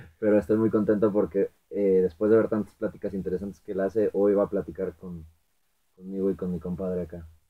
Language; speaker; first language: Spanish; native; Spanish